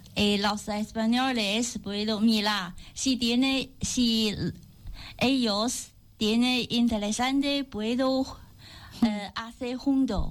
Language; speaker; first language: Spanish; non-native, learner; Chinese